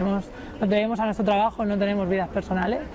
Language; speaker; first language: Spanish; native; Spanish